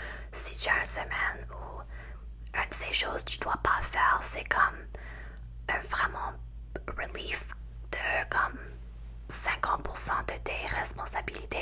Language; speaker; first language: French; non-native, learner; English